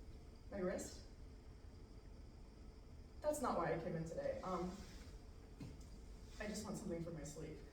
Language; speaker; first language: English; native; English